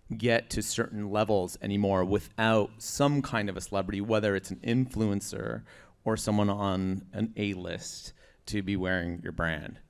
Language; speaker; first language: English; native; English